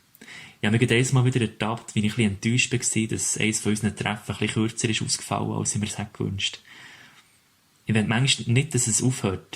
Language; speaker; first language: German; native; German